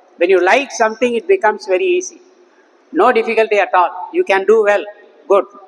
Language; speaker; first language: English; non-native, local second language; Tamil